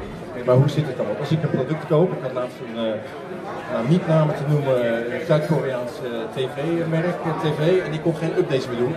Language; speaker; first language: Dutch; native; Dutch